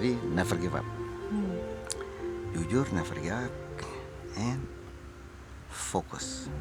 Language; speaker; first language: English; non-native, fluent; Indonesian